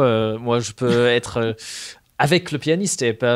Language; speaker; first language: French; non-native, fluent; English